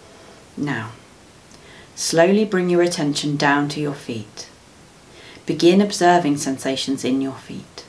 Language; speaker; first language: English; native; English